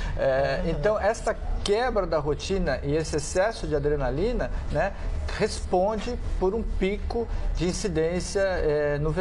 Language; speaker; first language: Portuguese; native; Portuguese